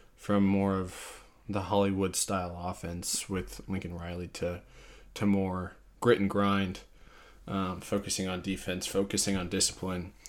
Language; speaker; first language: English; native; English